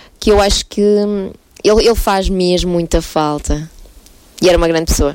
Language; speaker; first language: Portuguese; native; Portuguese